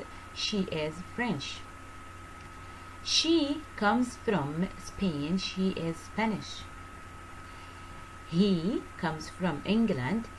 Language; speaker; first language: English; non-native, fluent; Arabic